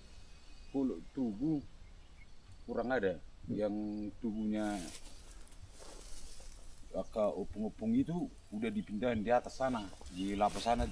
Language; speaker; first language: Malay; non-native, local second language; Batak Toba